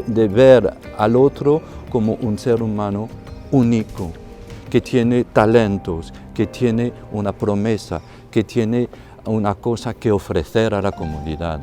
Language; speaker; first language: Spanish; non-native, fluent; French